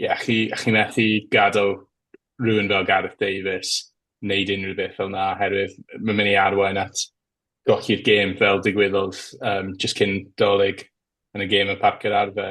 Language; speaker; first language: Welsh; native; Welsh